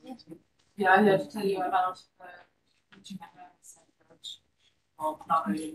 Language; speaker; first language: English; non-native, fluent; Finnish